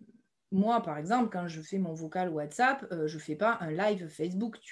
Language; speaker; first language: French; native; French